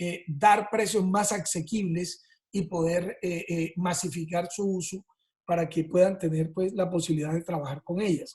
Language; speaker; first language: Spanish; native; Spanish